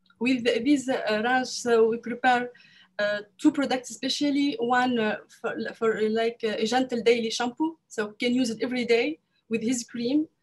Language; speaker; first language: English; non-native, learner; French